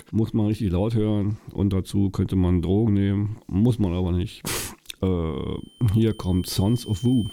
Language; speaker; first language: German; native; German